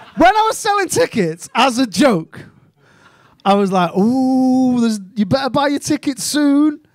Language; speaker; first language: English; native; English